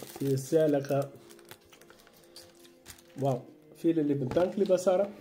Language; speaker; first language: German; non-native, learner; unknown